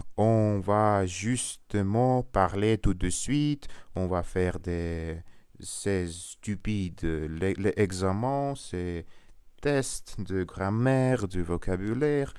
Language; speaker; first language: French; non-native, learner; Russian